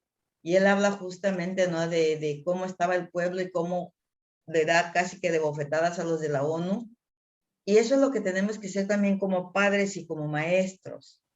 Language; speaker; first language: Spanish; native; Spanish